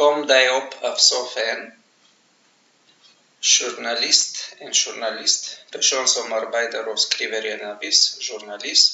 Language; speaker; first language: Norwegian; non-native, fluent; Bulgarian